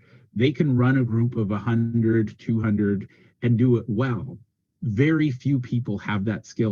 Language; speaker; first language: English; native; English